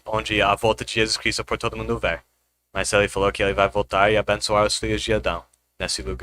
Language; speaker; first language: Portuguese; non-native, fluent; English